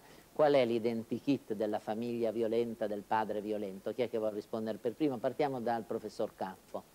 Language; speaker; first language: Italian; native; Italian